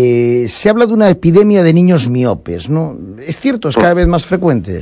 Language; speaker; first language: Spanish; native; Spanish